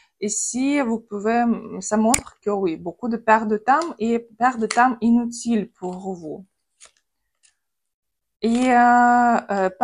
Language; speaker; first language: French; non-native, fluent; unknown